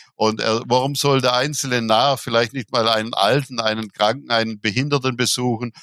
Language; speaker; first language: German; native; German